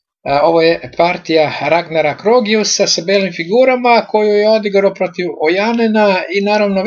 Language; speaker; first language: Serbian; native; Serbian